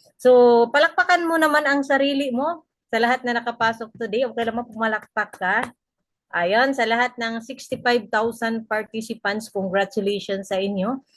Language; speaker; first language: Filipino; non-native, local second language; Cebuano